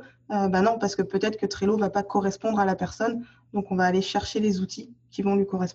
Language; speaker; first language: French; native; French